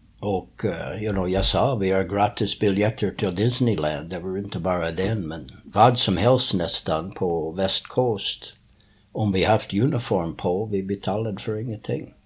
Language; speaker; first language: Swedish; early bilingual, heritage; English